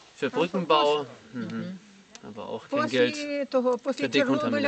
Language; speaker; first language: German; native; German